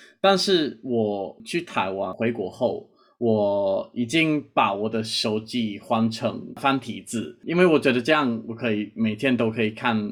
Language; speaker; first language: Chinese; non-native, fluent; English